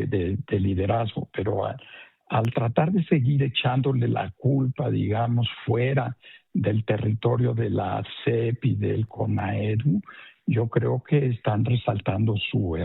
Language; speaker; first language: Spanish; native; Spanish